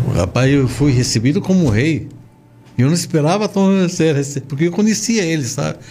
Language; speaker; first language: Portuguese; non-native, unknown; Arabic